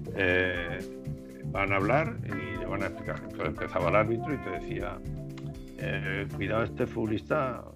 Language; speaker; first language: Spanish; native; Spanish